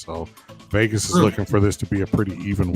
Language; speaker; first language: English; native; English